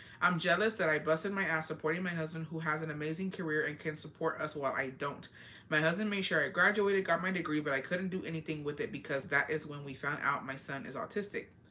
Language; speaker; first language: English; early bilingual, other home language; Spanish